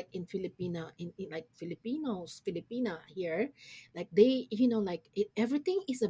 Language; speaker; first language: English; non-native, local second language; Filipino